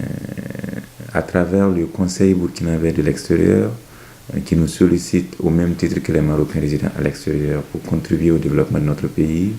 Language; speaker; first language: French; non-native, local second language; Mossi